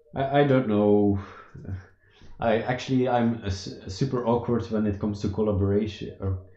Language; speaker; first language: English; non-native, fluent; Dutch